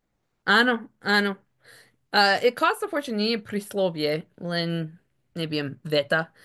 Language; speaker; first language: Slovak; non-native, learner; English